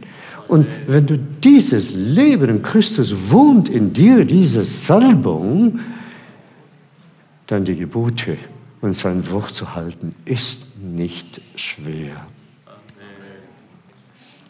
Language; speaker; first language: German; non-native, fluent; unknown